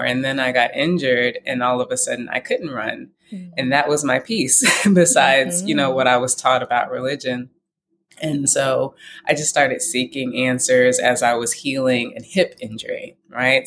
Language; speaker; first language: English; native; English